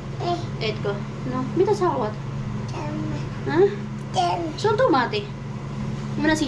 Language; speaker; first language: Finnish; non-native, learner; Filipino